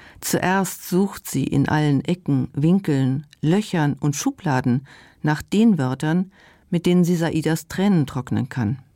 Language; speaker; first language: German; non-native, local second language; Luxembourgish